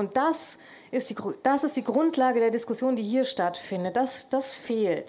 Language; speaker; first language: German; native; German